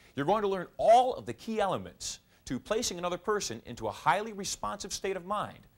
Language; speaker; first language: English; native; English